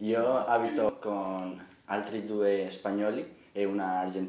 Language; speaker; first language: Italian; non-native, learner; Spanish